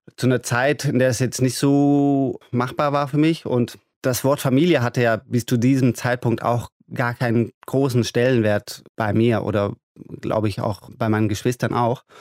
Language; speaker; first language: German; native; German